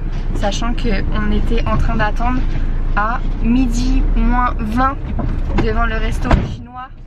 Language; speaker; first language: French; native; French